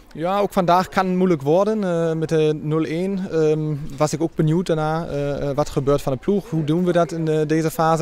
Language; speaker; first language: Dutch; non-native, fluent; German